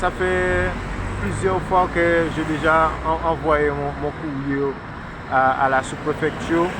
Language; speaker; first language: French; non-native, local second language; Haitian Creole